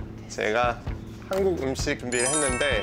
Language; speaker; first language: Korean; non-native, fluent; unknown